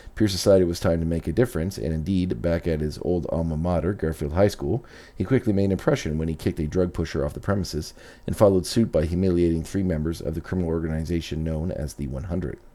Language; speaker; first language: English; native; English